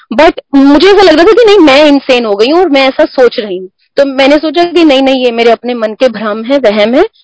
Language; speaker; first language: Hindi; non-native, local second language; Punjabi